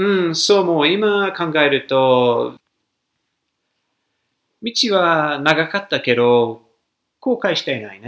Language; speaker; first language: Japanese; non-native, fluent; English